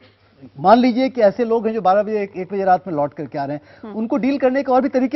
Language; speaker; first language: Hindi; native; Hindi